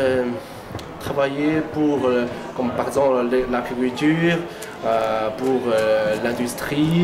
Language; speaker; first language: French; non-native, fluent; Chinese